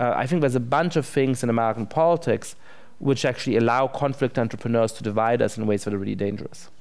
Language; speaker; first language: English; non-native, fluent; German